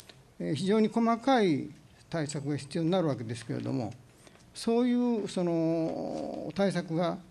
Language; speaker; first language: Japanese; native; Japanese